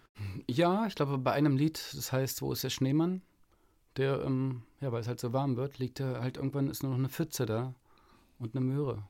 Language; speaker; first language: German; native; German